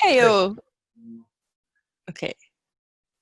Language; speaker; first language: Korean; non-native, learner; English